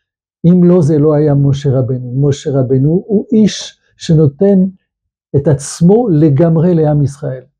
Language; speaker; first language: Hebrew; non-native, fluent; French